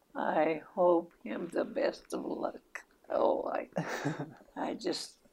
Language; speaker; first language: English; early bilingual, other home language; Spanish